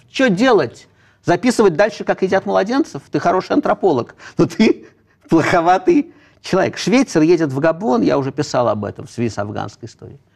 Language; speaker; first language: Russian; native; Russian